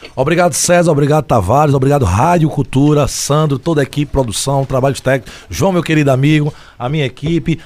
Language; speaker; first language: Portuguese; native; Portuguese